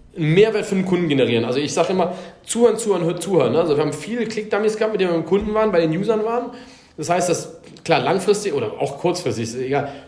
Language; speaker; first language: German; native; German